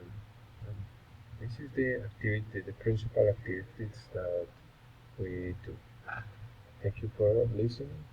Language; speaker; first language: English; non-native, learner; Spanish